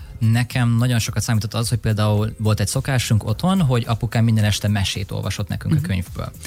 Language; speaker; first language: Hungarian; early bilingual, heritage; Hungarian